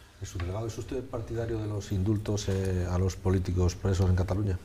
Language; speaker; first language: Spanish; native; Spanish